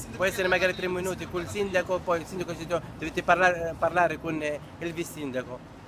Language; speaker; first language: Italian; non-native, learner; Arabic